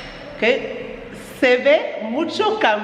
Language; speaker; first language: Spanish; non-native, fluent; English